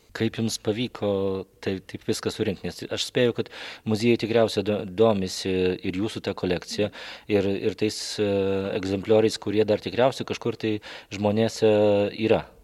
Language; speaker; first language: Lithuanian; native; Lithuanian